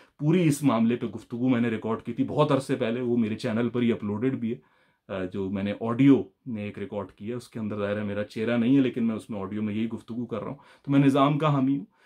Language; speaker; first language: Urdu; native; Urdu